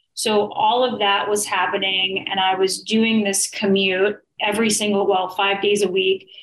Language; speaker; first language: English; native; English